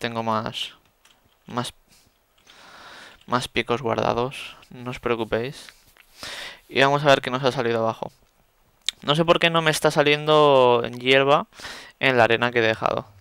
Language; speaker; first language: Spanish; native; Spanish